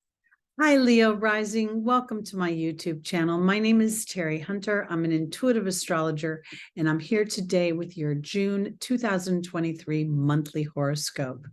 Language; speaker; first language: English; native; English